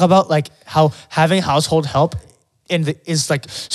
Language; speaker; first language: English; non-native, local second language; Filipino